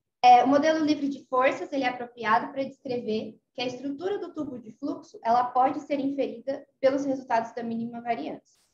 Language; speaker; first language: Portuguese; native; Portuguese